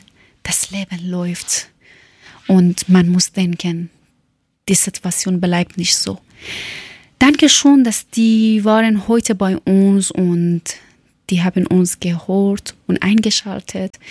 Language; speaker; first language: German; non-native, learner; Persian